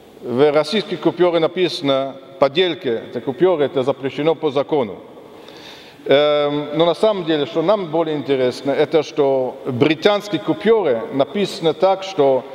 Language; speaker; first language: Russian; non-native, fluent; German